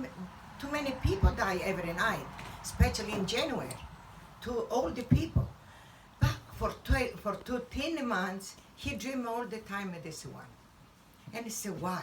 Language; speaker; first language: English; non-native, learner; Italian